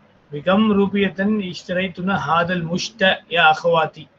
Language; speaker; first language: Arabic; non-native, fluent; Tamil